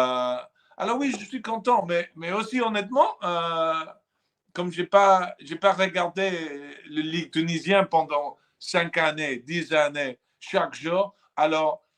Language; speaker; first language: French; non-native, fluent; English